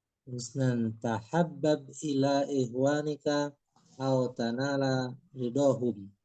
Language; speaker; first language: Arabic; non-native, learner; Indonesian